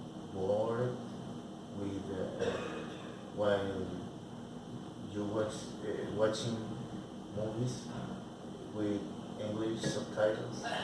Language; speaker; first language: English; non-native, learner; Spanish